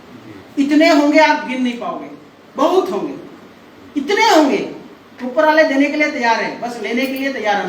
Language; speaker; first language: Hindi; non-native, local second language; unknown